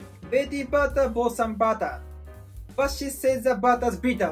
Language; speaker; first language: English; non-native, learner; Japanese